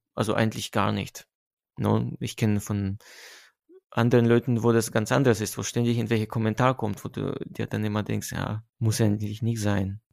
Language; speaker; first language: German; non-native, fluent; Russian